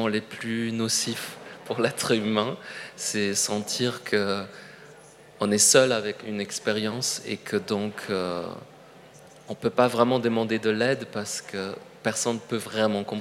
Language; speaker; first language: French; non-native, fluent; Polish